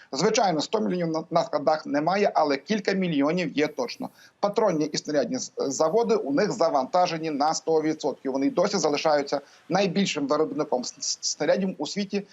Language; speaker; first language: Ukrainian; native; Ukrainian